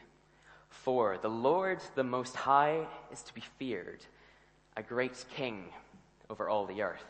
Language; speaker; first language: English; native; English